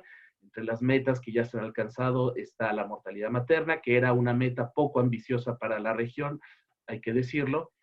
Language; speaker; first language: Spanish; native; Spanish